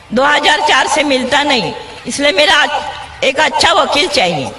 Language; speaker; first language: Hindi; non-native, local second language; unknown